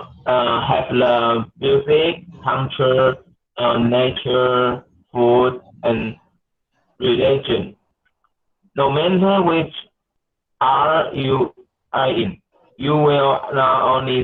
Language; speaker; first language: English; non-native, learner; Chinese